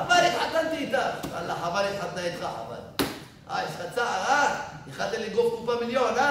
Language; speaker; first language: Hebrew; native; Hebrew